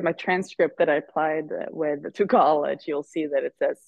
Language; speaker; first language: English; non-native, fluent; Swedish